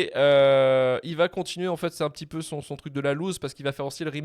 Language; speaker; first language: French; native; French